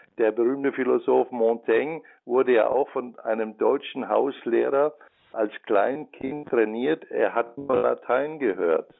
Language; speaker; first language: German; native; German